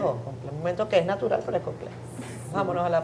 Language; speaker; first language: Spanish; native; Spanish